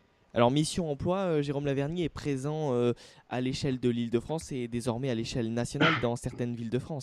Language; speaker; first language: French; native; French